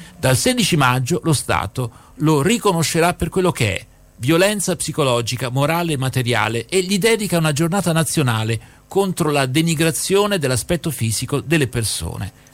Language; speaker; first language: Italian; native; Italian